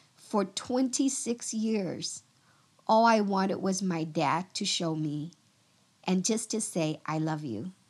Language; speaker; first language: English; early bilingual, other home language; Vietnamese